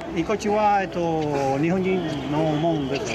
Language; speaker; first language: Japanese; non-native, learner; Spanish